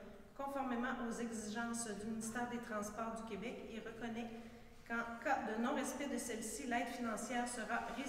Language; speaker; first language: French; native; French